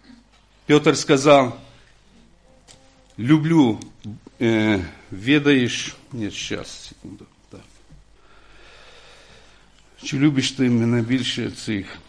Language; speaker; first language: Russian; non-native, local second language; Ukrainian